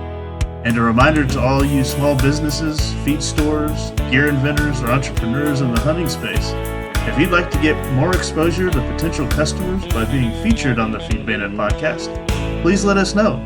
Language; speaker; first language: English; native; English